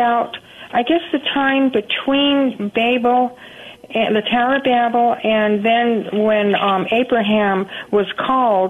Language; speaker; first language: English; native; English